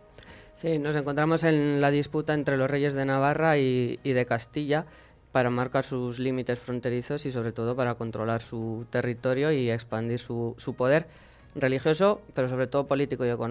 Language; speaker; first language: Spanish; native; Spanish